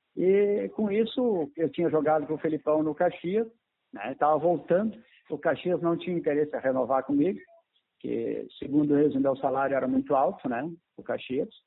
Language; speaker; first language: Portuguese; native; Portuguese